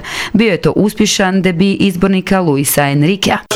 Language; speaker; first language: Croatian; native; Croatian